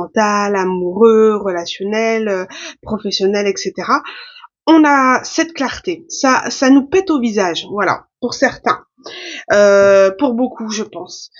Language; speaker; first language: French; native; French